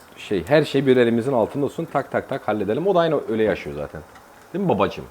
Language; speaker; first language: Turkish; native; Turkish